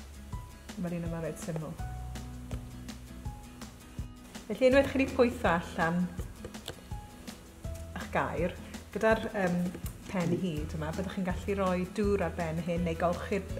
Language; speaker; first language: Welsh; native; Welsh